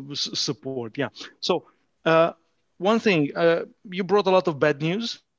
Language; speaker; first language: English; non-native, fluent; Romanian